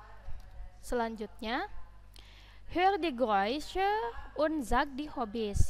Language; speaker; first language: German; non-native, learner; Indonesian